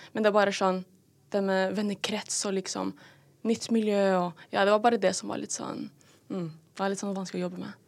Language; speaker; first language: Norwegian; early bilingual, other home language; Filipino